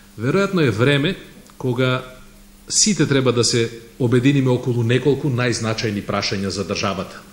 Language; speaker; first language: Macedonian; native; Macedonian